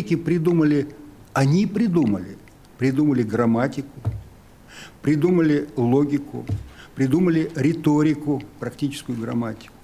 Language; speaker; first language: Russian; native; Russian